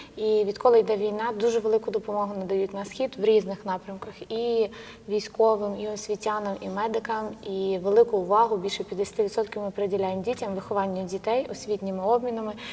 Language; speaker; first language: Ukrainian; native; Ukrainian